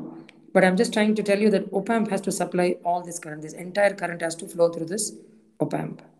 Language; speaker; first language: English; non-native, local second language; Tamil